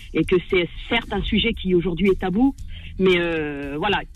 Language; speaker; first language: French; native; French